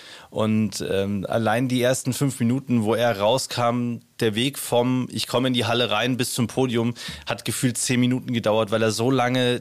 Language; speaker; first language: German; native; German